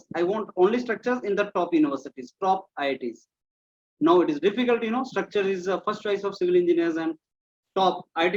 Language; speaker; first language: English; non-native, local second language; Hindi